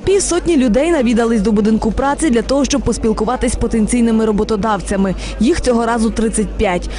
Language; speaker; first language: Ukrainian; native; Ukrainian